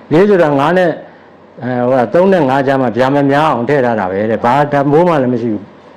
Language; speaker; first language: Burmese; native; Burmese